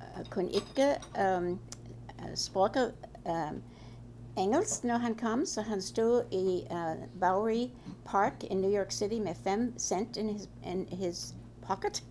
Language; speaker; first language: Norwegian; early bilingual, heritage; Norwegian